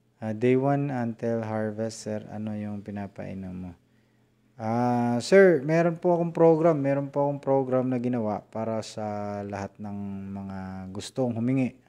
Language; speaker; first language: Filipino; non-native, local second language; Cebuano